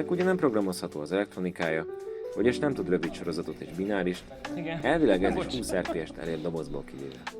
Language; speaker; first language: Hungarian; native; Hungarian